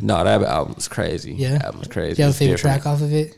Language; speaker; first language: English; native; English